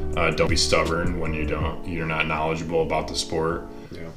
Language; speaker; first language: English; native; English